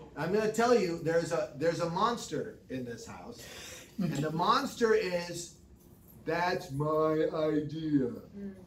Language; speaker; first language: English; native; English